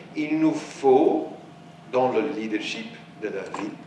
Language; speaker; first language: French; non-native, local second language; Dutch